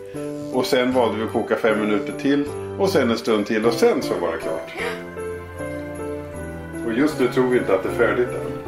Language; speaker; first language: Swedish; native; Swedish